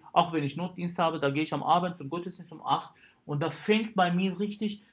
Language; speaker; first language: German; non-native, fluent; Arabic